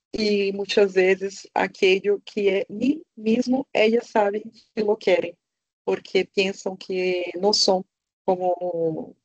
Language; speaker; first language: Spanish; non-native, fluent; Portuguese